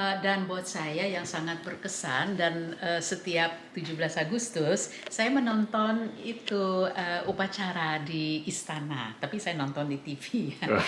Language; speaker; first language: Indonesian; early bilingual, heritage; English